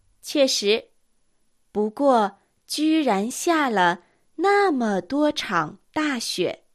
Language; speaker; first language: Chinese; non-native, fluent; Japanese